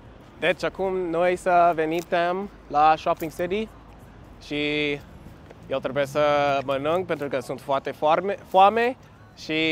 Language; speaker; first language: Romanian; non-native, learner; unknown